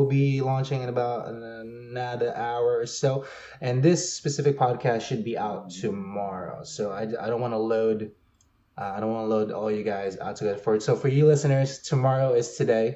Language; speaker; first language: English; native; English